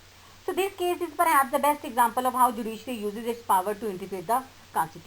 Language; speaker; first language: English; non-native, local second language; Hindi